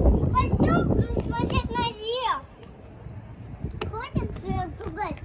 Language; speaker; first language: Russian; early bilingual, heritage; Russian